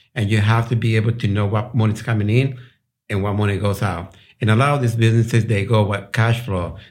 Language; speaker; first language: English; non-native, fluent; Spanish